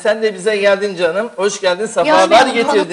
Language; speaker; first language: Turkish; native; Turkish